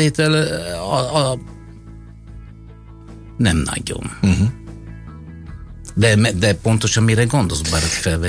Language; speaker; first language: Hungarian; non-native, learner; Italian